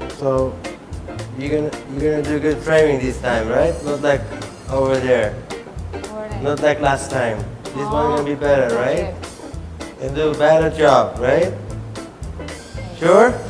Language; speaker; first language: English; non-native, fluent; Hebrew